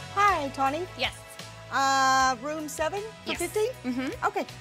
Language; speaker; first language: English; native; English